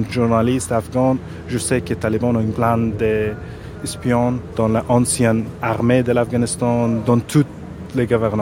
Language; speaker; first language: French; non-native, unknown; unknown